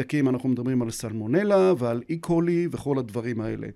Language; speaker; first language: Hebrew; native; Hebrew